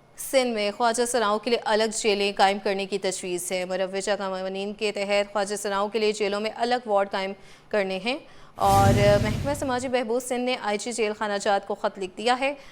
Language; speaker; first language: Urdu; native; Urdu